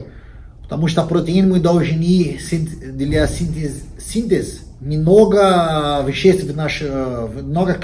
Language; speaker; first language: Russian; non-native, fluent; Portuguese